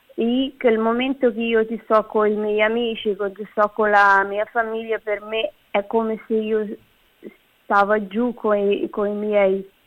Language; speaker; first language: Italian; non-native, fluent; Kabuverdianu